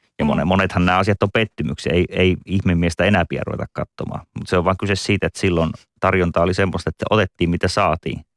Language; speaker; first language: Finnish; native; Finnish